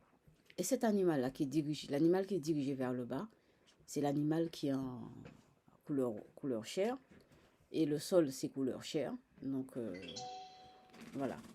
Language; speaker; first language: French; native; French